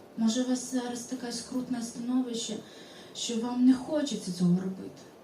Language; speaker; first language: Ukrainian; non-native, local second language; Russian